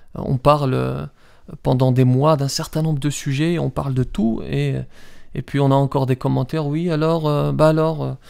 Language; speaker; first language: French; early bilingual, other home language; Riffian